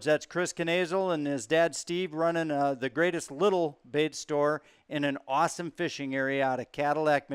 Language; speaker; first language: English; native; English